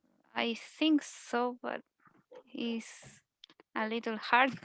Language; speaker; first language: English; non-native, learner; Spanish